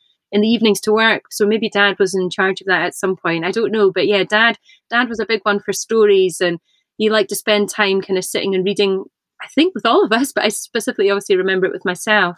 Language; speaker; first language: English; native; English